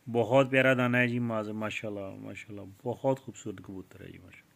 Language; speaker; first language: Urdu; non-native, local second language; Punjabi